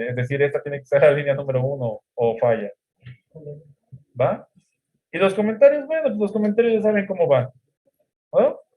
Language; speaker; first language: Spanish; native; Spanish